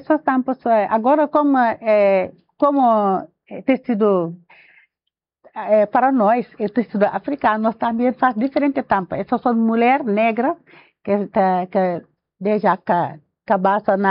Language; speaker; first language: Portuguese; non-native, learner; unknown